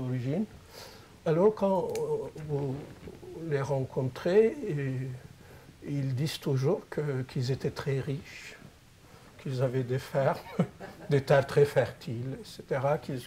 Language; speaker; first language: French; non-native, fluent; Turkish